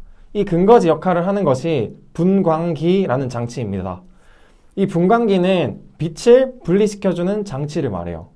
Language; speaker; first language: Korean; native; Korean